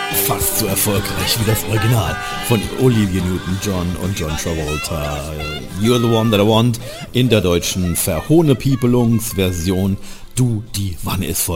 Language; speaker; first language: German; native; German